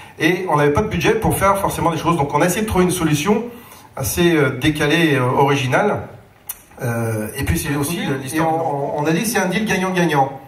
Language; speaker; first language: French; native; French